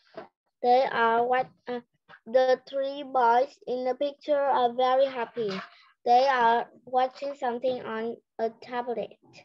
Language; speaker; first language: English; non-native, learner; Vietnamese